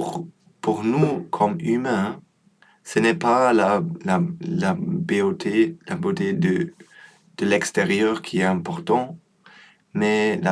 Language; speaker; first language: French; non-native, learner; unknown